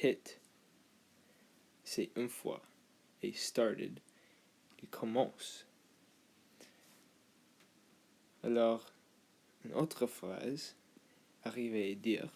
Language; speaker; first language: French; non-native, learner; English